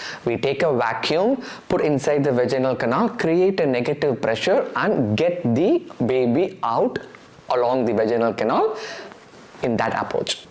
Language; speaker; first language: English; non-native, local second language; Tamil